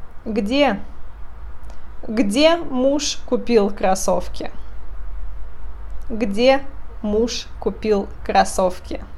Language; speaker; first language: Russian; non-native, fluent; Portuguese